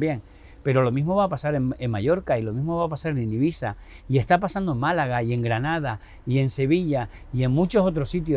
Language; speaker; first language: Spanish; native; Spanish